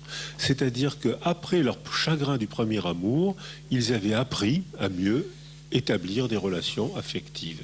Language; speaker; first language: French; native; French